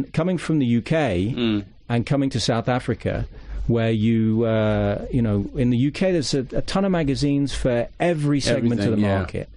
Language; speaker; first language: English; native; English